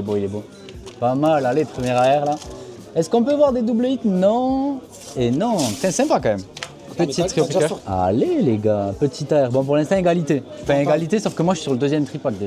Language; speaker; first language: French; native; French